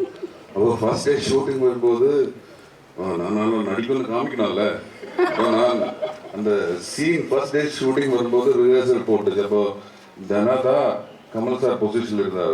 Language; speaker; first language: Tamil; non-native, local second language; Malayalam